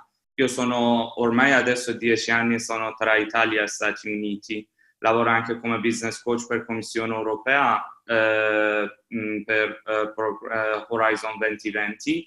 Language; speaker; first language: Italian; non-native, fluent; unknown